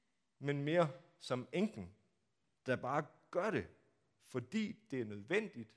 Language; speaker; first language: Danish; native; Danish